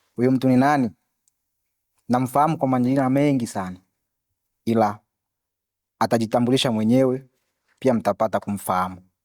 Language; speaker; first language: Swahili; non-native, local second language; Bembe